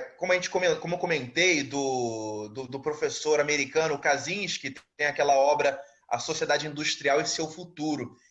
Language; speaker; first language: Portuguese; native; Portuguese